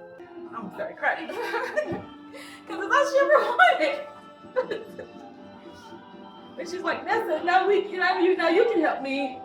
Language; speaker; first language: English; native; English